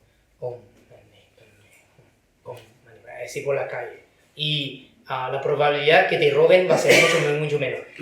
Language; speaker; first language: Spanish; non-native, fluent; Chinese